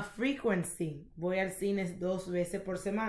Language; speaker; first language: Spanish; non-native, learner; English